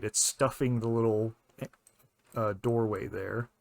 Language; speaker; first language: English; native; English